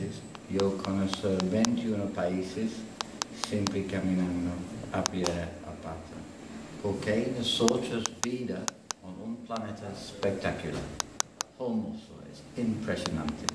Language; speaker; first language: Spanish; non-native, learner; English